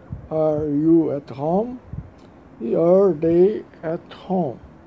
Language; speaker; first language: English; non-native, fluent; Portuguese